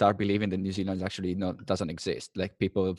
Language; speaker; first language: English; non-native, fluent; Italian